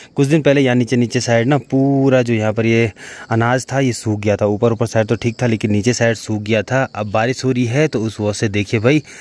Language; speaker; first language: Hindi; non-native, local second language; Garhwali